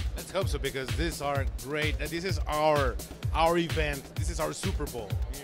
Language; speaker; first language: English; non-native, learner; Spanish